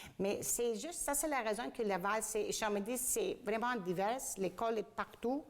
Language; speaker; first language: French; non-native, fluent; Greek